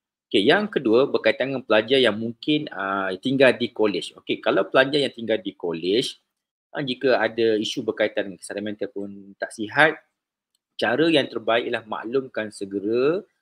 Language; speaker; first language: Malay; native; Malay